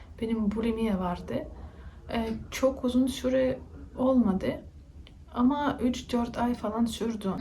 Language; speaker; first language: Turkish; non-native, learner; Russian